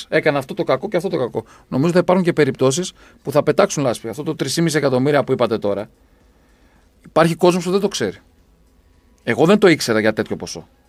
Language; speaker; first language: Greek; native; Greek